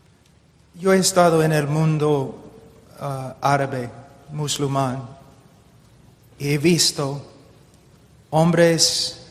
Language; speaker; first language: Spanish; non-native, fluent; English